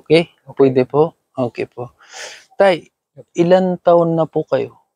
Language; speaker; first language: Filipino; non-native, learner; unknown